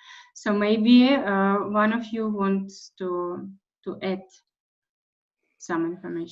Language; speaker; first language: English; non-native, fluent; Russian